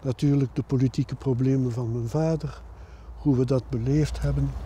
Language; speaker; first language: Dutch; non-native, local second language; French